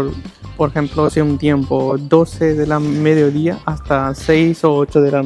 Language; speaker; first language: Spanish; non-native, learner; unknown